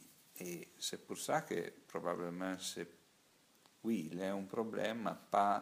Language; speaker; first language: French; non-native, learner; Italian